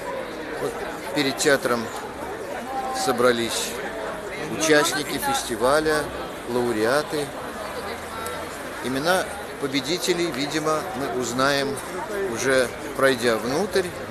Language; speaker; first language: Russian; native; Russian